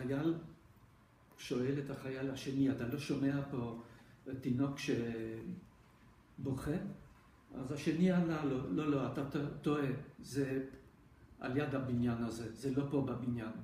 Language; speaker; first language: Hebrew; non-native, fluent; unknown